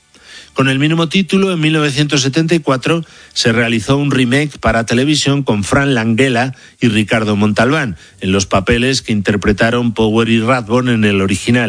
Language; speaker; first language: Spanish; native; Spanish